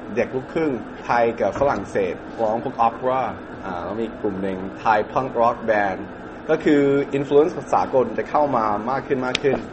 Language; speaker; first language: Thai; early bilingual, other home language; English